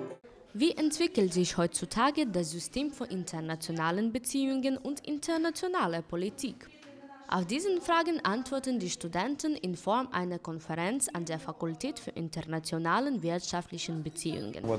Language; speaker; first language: German; non-native, fluent; Ukrainian